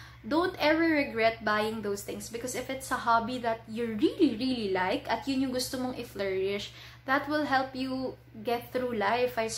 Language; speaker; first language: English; non-native, local second language; Filipino